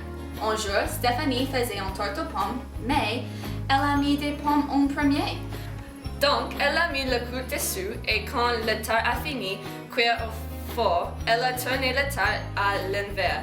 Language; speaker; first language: French; non-native, learner; English